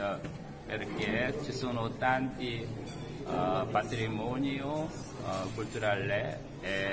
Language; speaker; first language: Italian; non-native, learner; Korean